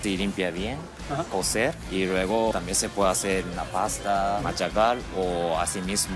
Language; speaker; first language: Spanish; non-native, learner; Japanese